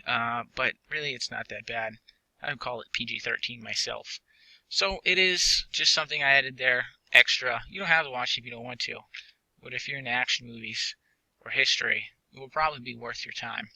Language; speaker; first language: English; native; English